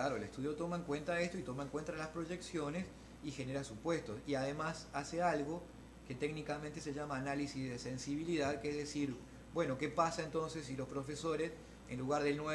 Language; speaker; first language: Spanish; native; Spanish